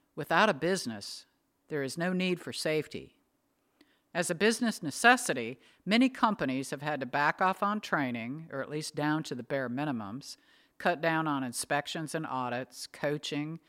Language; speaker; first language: English; native; English